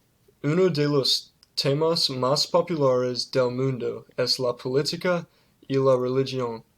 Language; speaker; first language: Spanish; non-native, learner; English